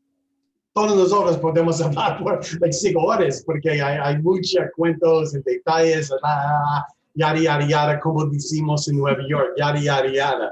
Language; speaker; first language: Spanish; non-native, learner; English